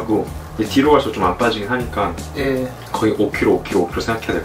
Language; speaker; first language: Korean; native; Korean